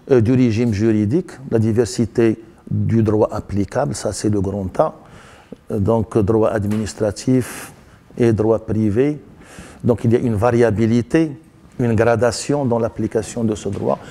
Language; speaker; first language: French; non-native, local second language; Arabic